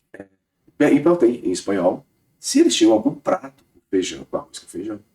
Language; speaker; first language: Portuguese; native; Portuguese